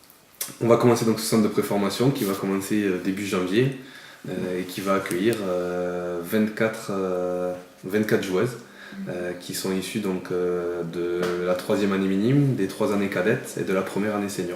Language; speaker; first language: French; native; French